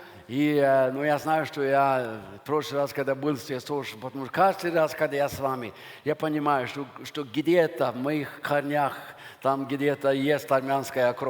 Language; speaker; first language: Russian; non-native, fluent; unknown